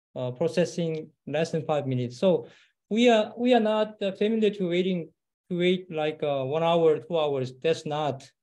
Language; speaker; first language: English; non-native, learner; Korean